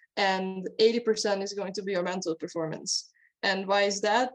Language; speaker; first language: English; non-native, fluent; Hungarian